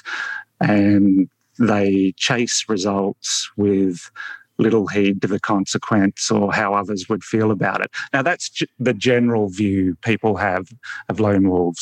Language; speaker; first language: English; native; English